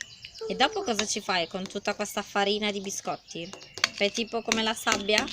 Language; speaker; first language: Italian; native; Italian